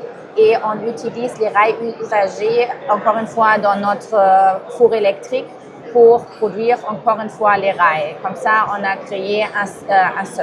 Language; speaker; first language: French; non-native, fluent; German